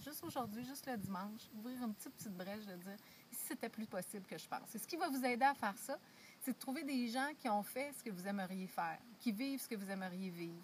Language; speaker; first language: French; native; French